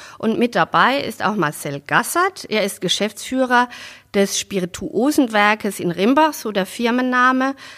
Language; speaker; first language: German; native; German